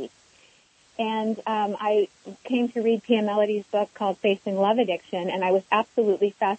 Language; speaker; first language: English; native; English